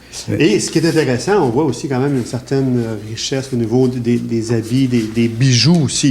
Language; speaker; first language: French; native; French